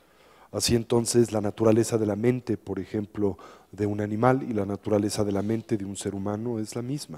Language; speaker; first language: Spanish; native; Spanish